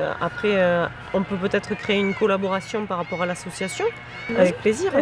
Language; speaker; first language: French; native; French